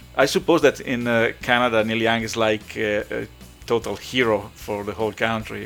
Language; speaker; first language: English; non-native, fluent; Italian